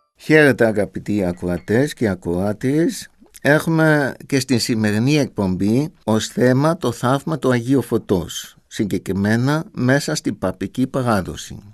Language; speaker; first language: Greek; non-native, fluent; German